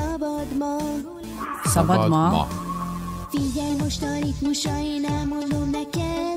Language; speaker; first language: Hungarian; native; Hungarian